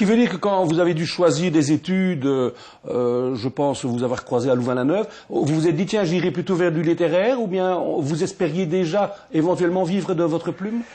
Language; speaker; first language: French; native; French